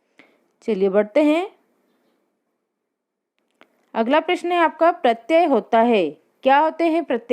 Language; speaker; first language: Hindi; native; Hindi